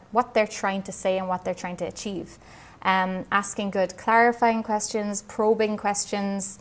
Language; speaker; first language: English; native; English